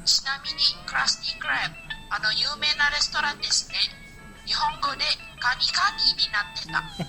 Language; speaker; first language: Japanese; non-native, learner; Indonesian